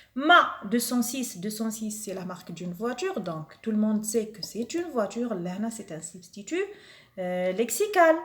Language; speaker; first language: French; non-native, local second language; Arabic